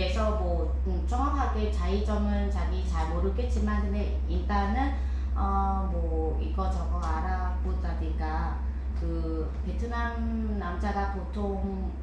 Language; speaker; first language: Korean; non-native, fluent; Vietnamese